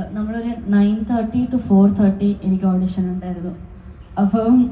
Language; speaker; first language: Malayalam; non-native, local second language; Tamil